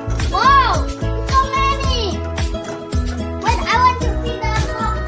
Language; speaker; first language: English; non-native, learner; Indonesian